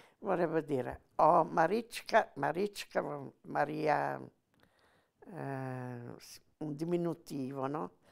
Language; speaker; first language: Italian; non-native, local second language; Slovenian